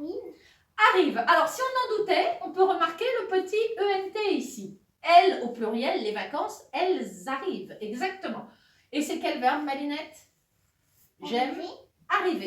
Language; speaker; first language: French; native; French